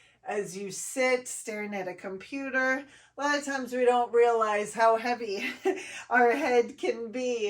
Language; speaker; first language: English; native; English